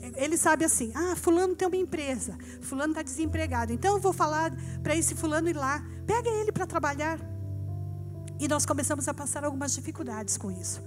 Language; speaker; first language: Portuguese; native; Portuguese